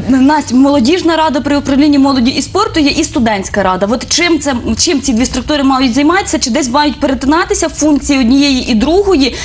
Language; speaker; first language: Ukrainian; native; Ukrainian